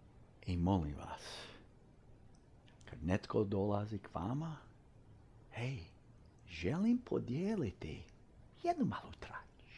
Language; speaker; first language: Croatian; early bilingual, heritage; English